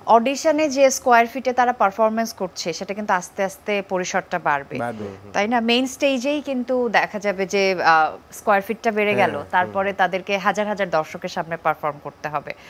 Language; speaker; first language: Bangla; native; Bangla